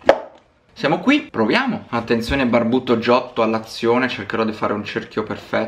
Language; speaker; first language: Italian; native; Italian